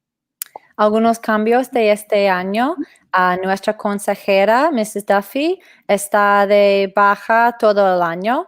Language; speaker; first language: Spanish; non-native, fluent; English